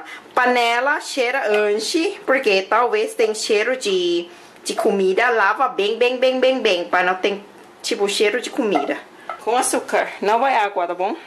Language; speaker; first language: Portuguese; non-native, learner; Thai